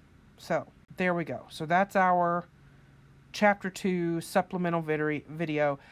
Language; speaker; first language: English; native; English